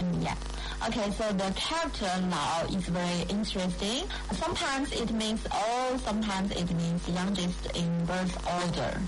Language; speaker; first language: English; non-native, fluent; Chinese